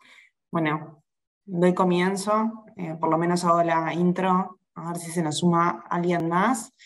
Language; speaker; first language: Spanish; native; Spanish